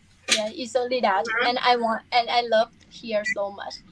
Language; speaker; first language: English; non-native, learner; Thai